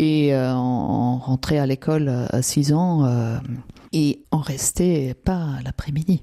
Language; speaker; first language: French; non-native, fluent; German